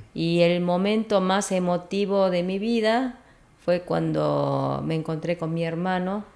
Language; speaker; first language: Spanish; early bilingual, other home language; Korean